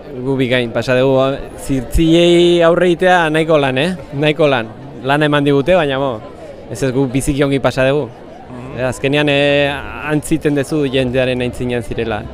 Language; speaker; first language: Basque; native; Basque